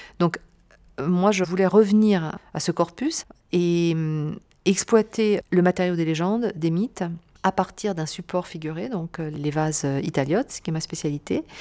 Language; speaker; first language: French; native; French